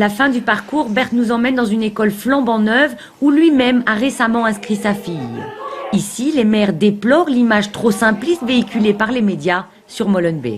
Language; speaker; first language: French; native; French